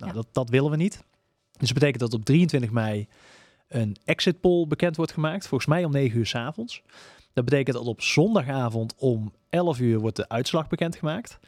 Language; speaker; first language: Dutch; native; Dutch